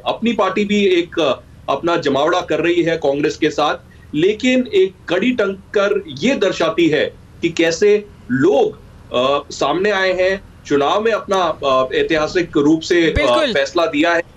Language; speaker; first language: Hindi; native; Hindi